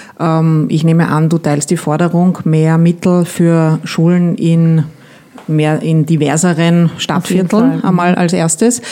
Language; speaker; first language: German; native; German